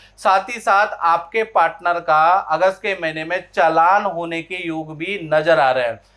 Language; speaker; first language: Hindi; native; Hindi